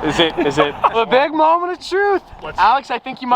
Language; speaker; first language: English; native; English